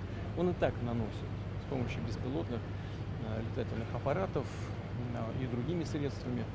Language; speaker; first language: Russian; native; Russian